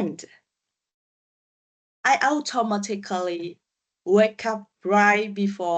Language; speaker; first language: English; non-native, learner; Vietnamese